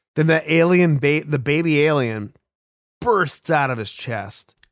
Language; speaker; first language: English; native; English